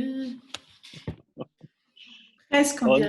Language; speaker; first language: French; native; French